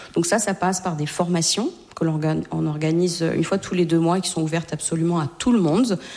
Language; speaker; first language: French; native; French